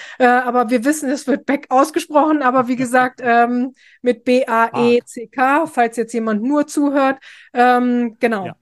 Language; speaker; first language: German; native; German